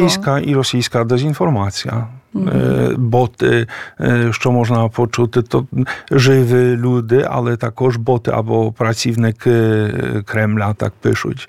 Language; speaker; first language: Ukrainian; non-native, fluent; Polish